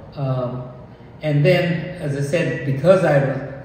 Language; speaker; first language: English; native; English